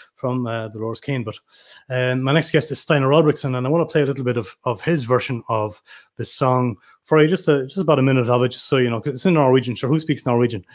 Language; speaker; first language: English; native; English